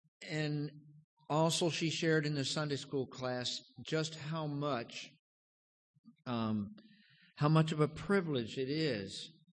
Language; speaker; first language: English; native; English